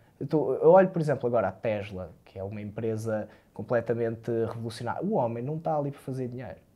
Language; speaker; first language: Portuguese; early bilingual, other home language; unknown